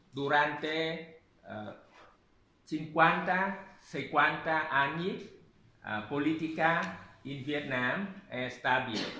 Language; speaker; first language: Italian; non-native, learner; Vietnamese